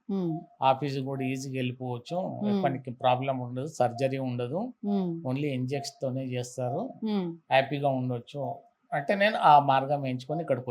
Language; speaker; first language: Telugu; native; Telugu